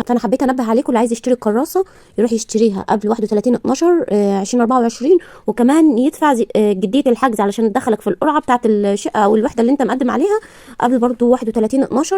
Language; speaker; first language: Arabic; native; Arabic